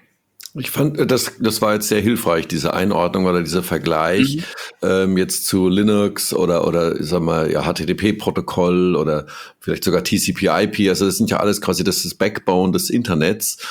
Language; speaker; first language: German; native; German